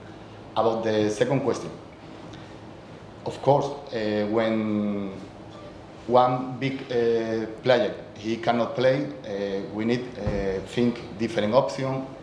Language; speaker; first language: English; non-native, learner; Spanish